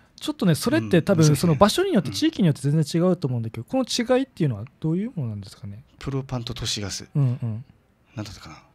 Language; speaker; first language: Japanese; native; Japanese